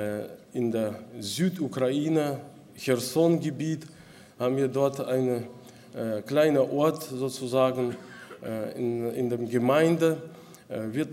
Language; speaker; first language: German; non-native, local second language; Russian